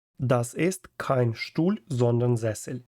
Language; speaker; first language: German; non-native, fluent; Ukrainian